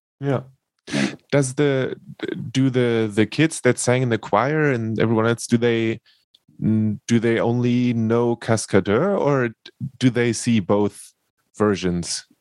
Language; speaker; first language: English; non-native, fluent; German